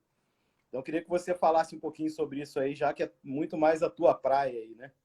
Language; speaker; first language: Portuguese; native; Portuguese